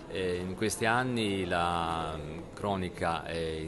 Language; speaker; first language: Italian; native; Italian